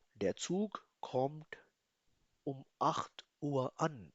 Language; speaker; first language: German; non-native, fluent; Hindi